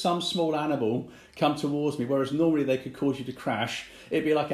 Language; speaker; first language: English; native; English